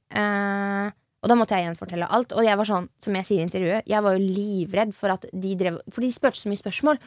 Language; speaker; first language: Norwegian; early bilingual, other home language; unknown